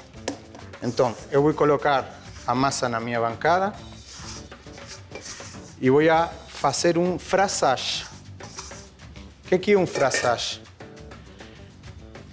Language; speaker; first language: Portuguese; non-native, fluent; Spanish